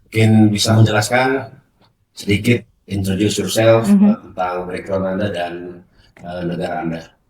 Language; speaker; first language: Indonesian; native; Indonesian